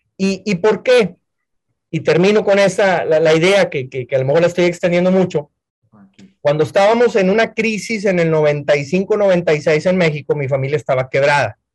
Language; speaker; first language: Spanish; native; Spanish